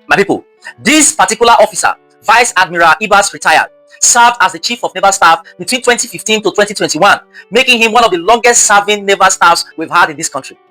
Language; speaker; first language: Nigerian Pidgin; native; Nigerian Pidgin